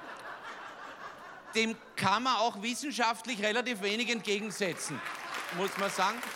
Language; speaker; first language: German; native; German